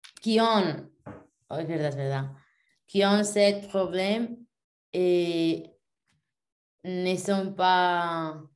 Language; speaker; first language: French; non-native, learner; Spanish